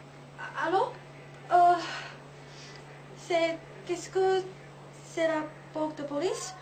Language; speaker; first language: French; non-native, learner; Chinese